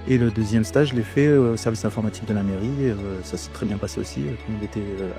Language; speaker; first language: French; native; French